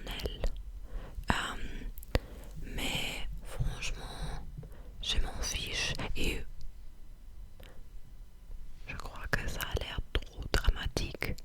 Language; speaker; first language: French; non-native, fluent; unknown